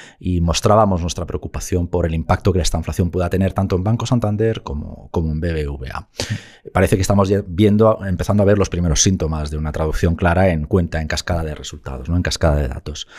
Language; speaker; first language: Spanish; native; Spanish